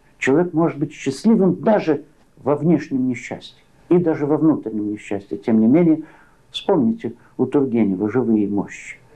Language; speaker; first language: Russian; early bilingual, heritage; Russian